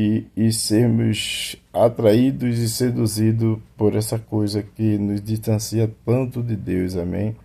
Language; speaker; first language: Portuguese; native; Portuguese